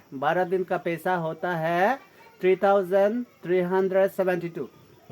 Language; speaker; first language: Hindi; non-native, local second language; Mizo